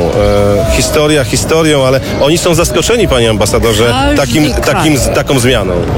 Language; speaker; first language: Polish; native; Polish